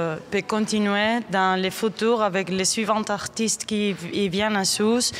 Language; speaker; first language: French; non-native, learner; Spanish